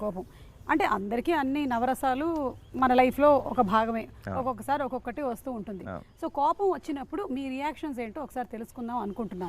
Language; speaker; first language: Telugu; native; Telugu